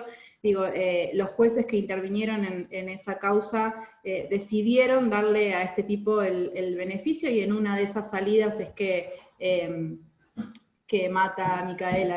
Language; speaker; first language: Spanish; native; Spanish